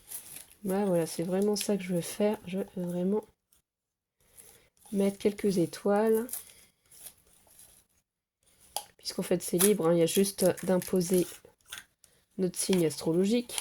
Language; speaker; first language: French; native; French